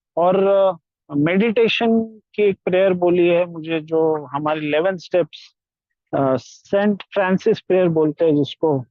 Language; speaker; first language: Hindi; non-native, local second language; Marathi